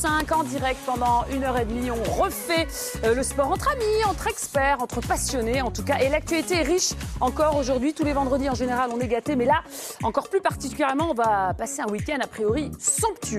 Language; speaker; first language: French; native; French